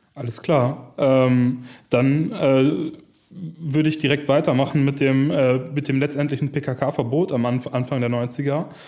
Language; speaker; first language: German; native; German